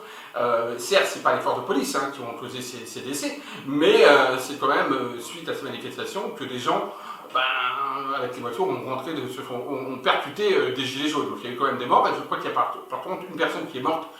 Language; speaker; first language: French; native; French